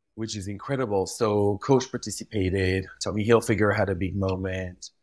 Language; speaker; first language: English; early bilingual, other home language; French